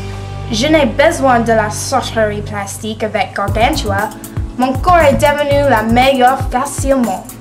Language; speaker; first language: French; non-native, learner; English